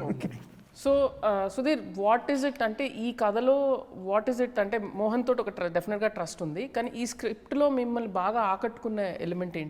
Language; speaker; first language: Telugu; native; Telugu